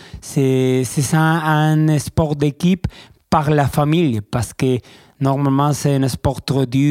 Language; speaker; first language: French; non-native, learner; Spanish